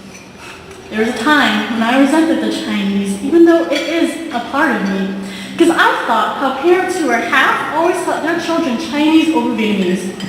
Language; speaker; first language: English; early bilingual, heritage; Vietnamese